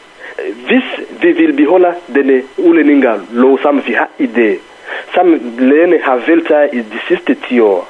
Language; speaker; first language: Danish; non-native, fluent; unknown